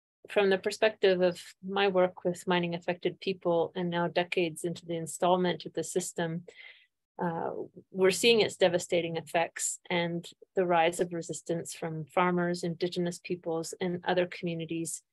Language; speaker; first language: English; native; English